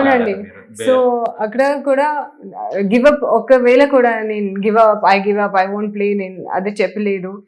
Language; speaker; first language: Telugu; non-native, local second language; Hindi